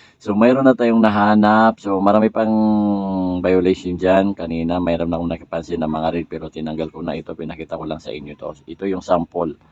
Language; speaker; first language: Filipino; non-native, local second language; Maranao